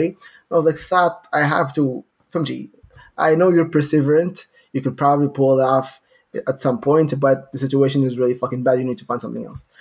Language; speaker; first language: English; non-native, fluent; Arabic